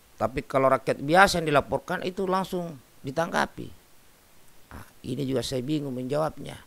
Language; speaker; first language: Indonesian; native; Indonesian